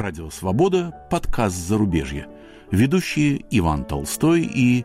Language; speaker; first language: Russian; native; Russian